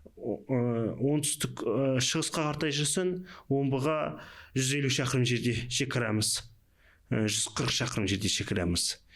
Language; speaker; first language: Kazakh; native; Kazakh